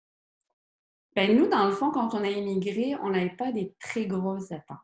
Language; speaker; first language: French; native; French